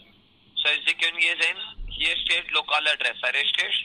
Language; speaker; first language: German; non-native, learner; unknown